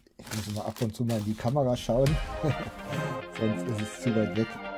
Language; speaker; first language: German; native; German